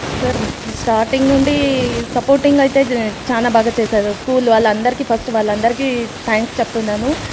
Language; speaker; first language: Telugu; non-native, local second language; Kannada